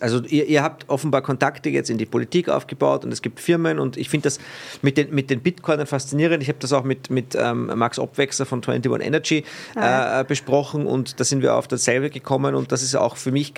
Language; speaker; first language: German; native; German